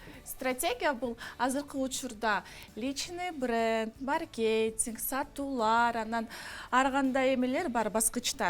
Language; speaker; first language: Kyrgyz; non-native, local second language; Russian